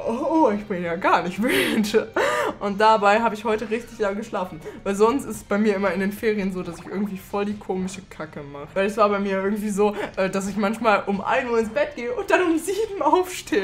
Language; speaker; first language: German; native; German